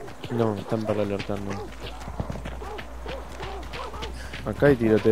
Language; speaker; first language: Spanish; native; Spanish